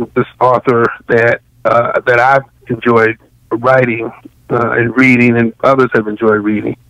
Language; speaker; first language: English; native; English